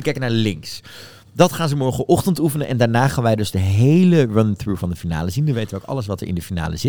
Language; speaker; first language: Dutch; native; Dutch